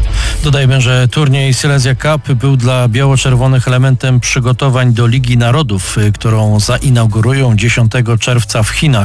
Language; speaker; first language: Polish; native; Polish